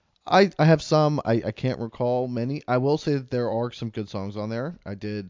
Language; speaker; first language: English; native; English